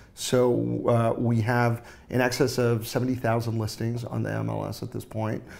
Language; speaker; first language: English; native; English